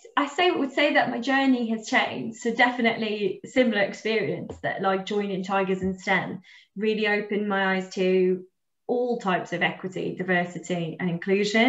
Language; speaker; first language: English; native; English